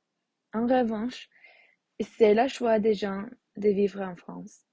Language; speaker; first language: French; non-native, learner; English